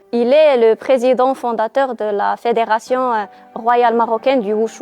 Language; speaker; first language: French; non-native, local second language; Arabic